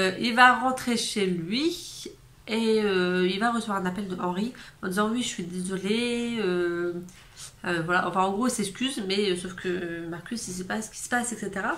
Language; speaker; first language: French; native; French